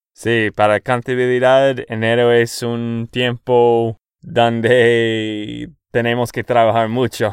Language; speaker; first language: Spanish; non-native, fluent; English